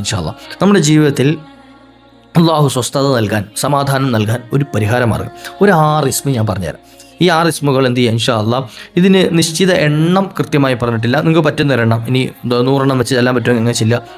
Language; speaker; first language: Malayalam; native; Malayalam